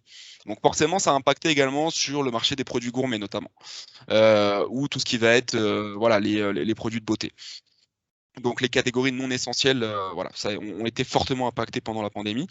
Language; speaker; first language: French; native; French